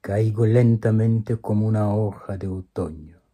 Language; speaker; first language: Spanish; non-native, fluent; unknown